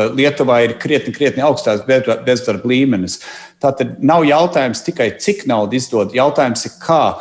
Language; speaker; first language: Latvian; early bilingual, heritage; Latvian